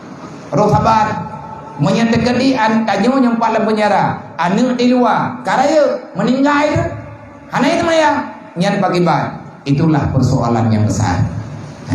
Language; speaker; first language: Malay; non-native, local second language; Achinese